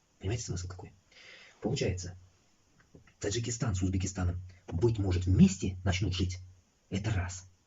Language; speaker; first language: Russian; non-native, local second language; Uzbek